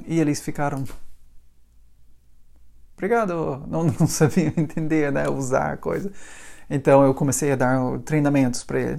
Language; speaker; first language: Portuguese; non-native, fluent; English